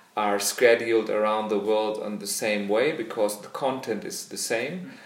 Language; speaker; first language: English; non-native, fluent; German